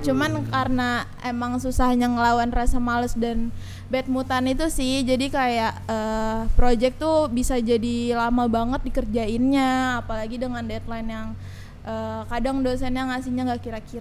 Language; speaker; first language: Indonesian; native; Indonesian